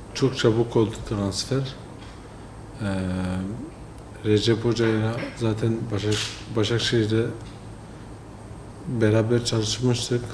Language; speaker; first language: Turkish; early bilingual, heritage; French